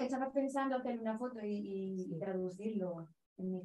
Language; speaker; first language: Spanish; non-native, learner; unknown